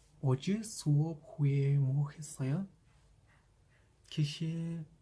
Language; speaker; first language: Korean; non-native, fluent; Kazakh